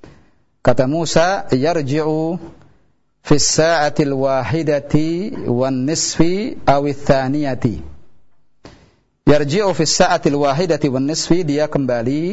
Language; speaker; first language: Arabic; non-native, fluent; Indonesian